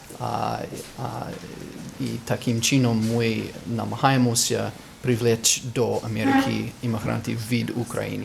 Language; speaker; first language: Ukrainian; non-native, fluent; English